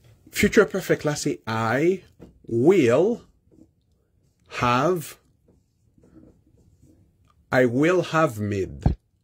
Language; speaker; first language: English; non-native, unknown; Haitian Creole